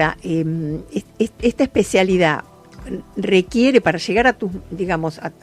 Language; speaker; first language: Spanish; native; Spanish